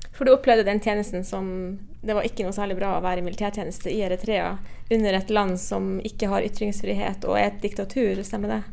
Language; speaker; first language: Norwegian; native; Norwegian